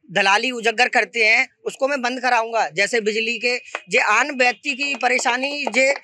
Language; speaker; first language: Hindi; native; Hindi